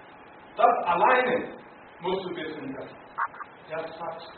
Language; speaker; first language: German; non-native, fluent; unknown